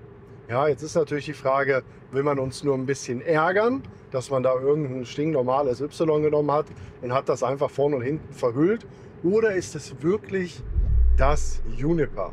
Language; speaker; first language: German; native; German